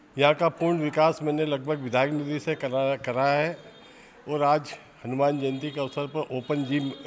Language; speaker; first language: Hindi; native; Hindi